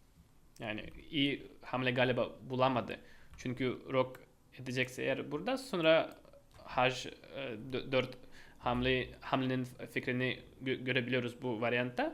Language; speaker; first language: Turkish; non-native, fluent; Russian